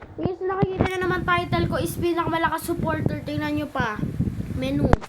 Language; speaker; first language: Filipino; early bilingual, heritage; English